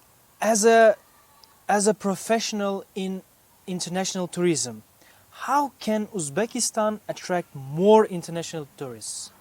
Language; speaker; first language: English; non-native, fluent; Uzbek